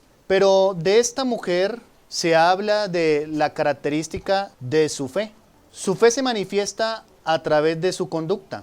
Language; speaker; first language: Spanish; native; Spanish